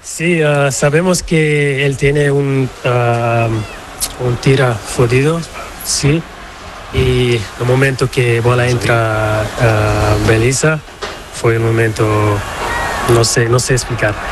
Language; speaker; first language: Spanish; non-native, learner; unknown